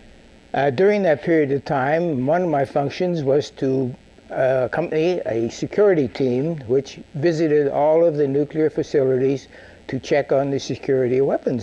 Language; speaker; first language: English; native; English